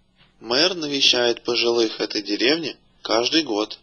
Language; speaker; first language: Russian; native; Russian